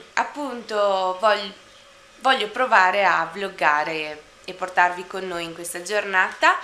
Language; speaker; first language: Italian; native; Italian